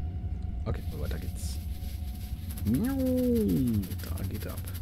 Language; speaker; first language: German; native; German